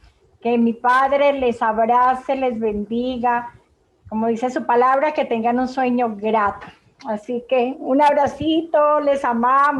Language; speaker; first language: Spanish; native; Spanish